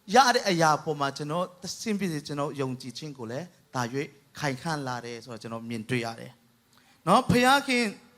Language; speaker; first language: Burmese; non-native, local second language; Tedim Chin